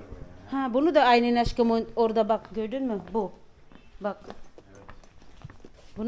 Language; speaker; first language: Turkish; non-native, learner; Filipino